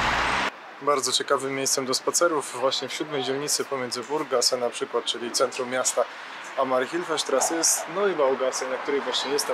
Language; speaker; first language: Polish; native; Polish